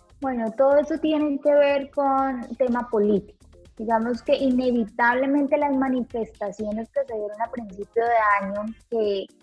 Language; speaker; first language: Spanish; native; Spanish